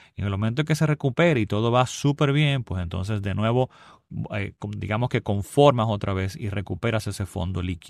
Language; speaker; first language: Spanish; native; Spanish